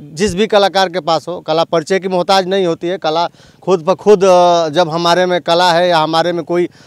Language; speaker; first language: Hindi; native; Hindi